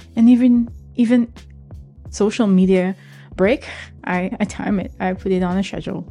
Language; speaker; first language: English; non-native, local second language; Filipino